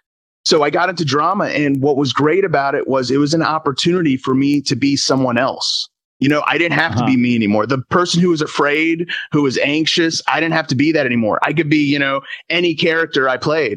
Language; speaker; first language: English; native; English